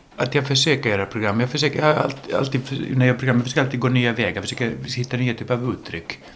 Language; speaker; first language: Swedish; early bilingual, other home language; English